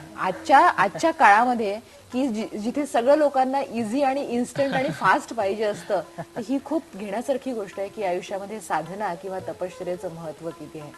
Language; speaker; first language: Marathi; native; Marathi